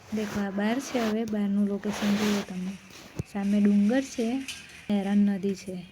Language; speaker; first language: Gujarati; native; Gujarati